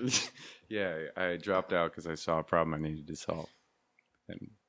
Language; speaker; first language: English; native; English